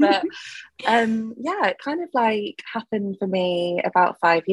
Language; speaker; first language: English; native; English